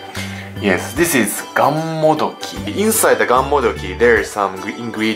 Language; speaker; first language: English; non-native, learner; Japanese